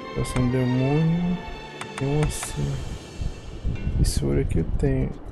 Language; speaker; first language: Portuguese; native; Portuguese